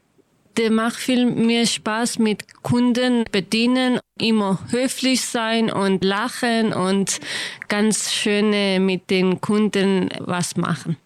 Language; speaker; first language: German; non-native, learner; Kurdish